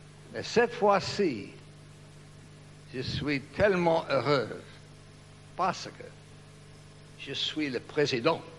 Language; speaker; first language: French; non-native, learner; English